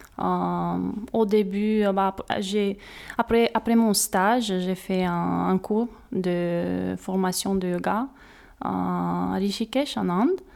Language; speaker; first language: French; non-native, fluent; Romanian